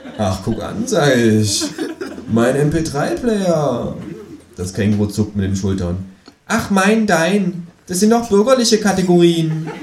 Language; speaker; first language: German; native; German